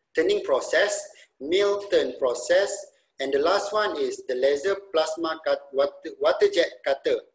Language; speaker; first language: English; non-native, local second language; Malay